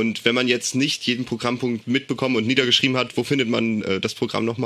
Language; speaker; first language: German; native; German